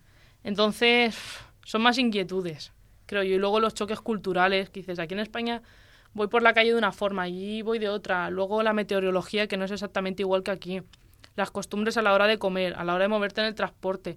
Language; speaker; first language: Spanish; native; Spanish